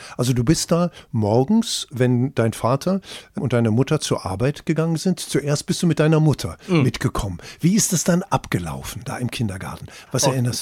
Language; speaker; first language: German; native; German